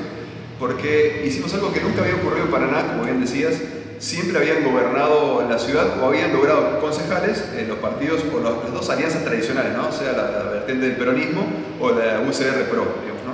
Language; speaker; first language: Spanish; native; Spanish